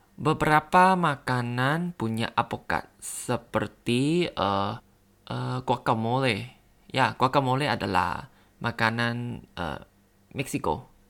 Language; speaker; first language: Indonesian; non-native, learner; Thai